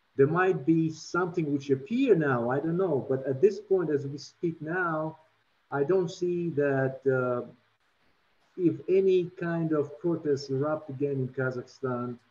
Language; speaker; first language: English; non-native, fluent; Russian